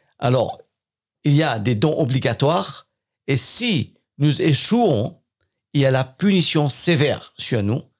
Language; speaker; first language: French; non-native, fluent; English